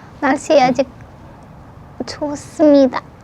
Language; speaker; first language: Korean; non-native, learner; Indonesian